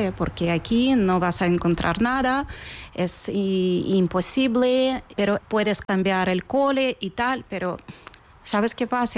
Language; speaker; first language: Spanish; non-native, fluent; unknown